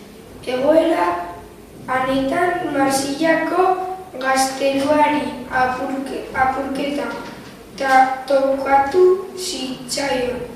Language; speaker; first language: Basque; non-native, local second language; Spanish